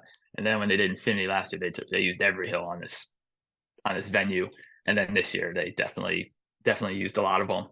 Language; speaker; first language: English; native; English